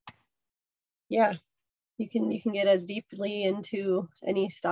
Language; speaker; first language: English; native; English